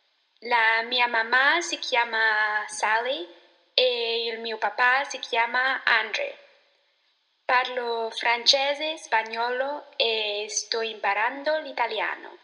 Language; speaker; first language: Italian; non-native, learner; English